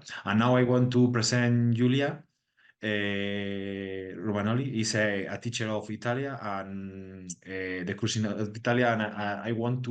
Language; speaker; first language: English; non-native, learner; Spanish